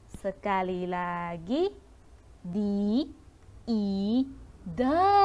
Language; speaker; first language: Malay; non-native, local second language; Chinese